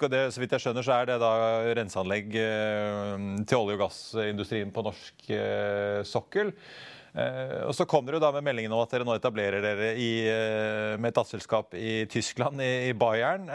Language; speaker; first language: Norwegian; native; Norwegian